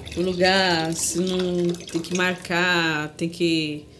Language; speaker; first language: Portuguese; native; Portuguese